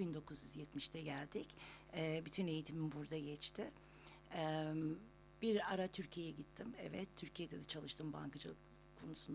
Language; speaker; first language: Turkish; early bilingual, heritage; Turkish